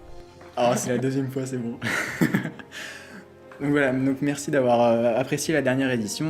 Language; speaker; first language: French; native; French